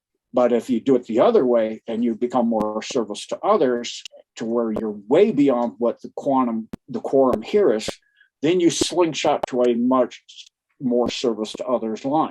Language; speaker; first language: English; native; English